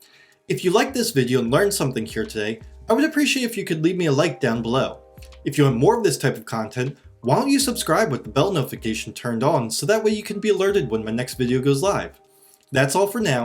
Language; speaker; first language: English; native; English